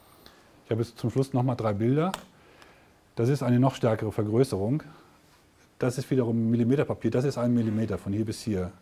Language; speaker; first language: German; native; German